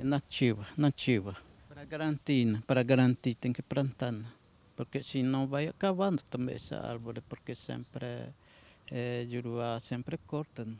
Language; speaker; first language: Portuguese; non-native, local second language; Guarani